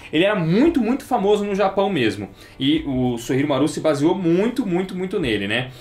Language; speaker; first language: Portuguese; native; Portuguese